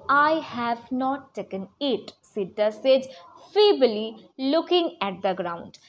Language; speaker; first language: English; non-native, local second language; Bangla